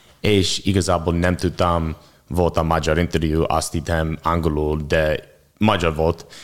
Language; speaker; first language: Hungarian; non-native, learner; English